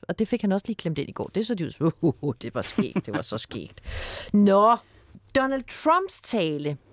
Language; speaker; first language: Danish; native; Danish